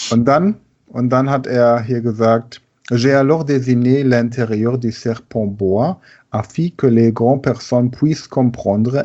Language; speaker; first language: French; non-native, learner; German